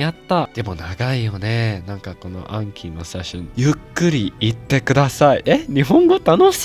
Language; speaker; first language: Japanese; non-native, learner; English